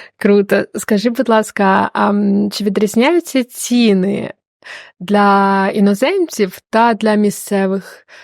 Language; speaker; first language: Ukrainian; native; Ukrainian